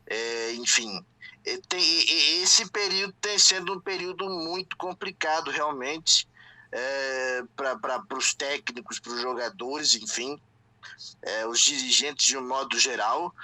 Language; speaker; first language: Portuguese; native; Portuguese